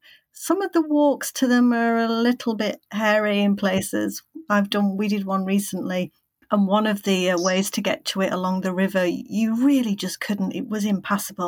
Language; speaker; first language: English; native; English